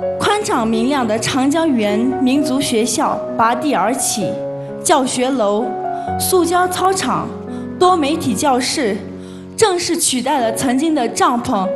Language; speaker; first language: Chinese; non-native, local second language; Tibetan